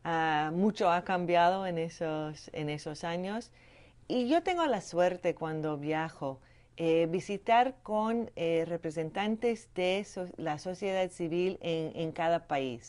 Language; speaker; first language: Spanish; non-native, fluent; English